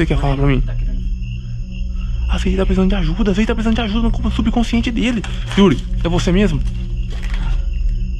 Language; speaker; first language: Portuguese; native; Portuguese